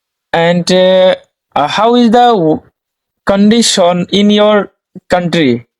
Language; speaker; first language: English; non-native, learner; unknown